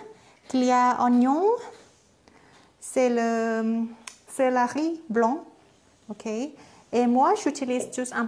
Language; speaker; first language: French; non-native, learner; Thai